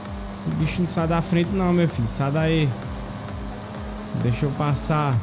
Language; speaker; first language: Portuguese; native; Portuguese